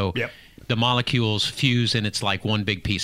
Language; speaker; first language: English; native; English